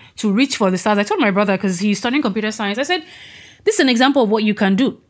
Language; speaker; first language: English; non-native, local second language; Yoruba